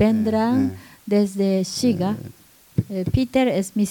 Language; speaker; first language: Spanish; non-native, learner; Japanese